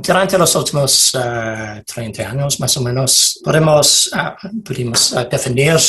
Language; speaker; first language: Spanish; non-native, fluent; English